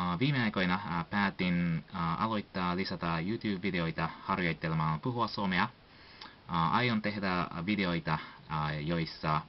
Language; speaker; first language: Finnish; non-native, learner; Japanese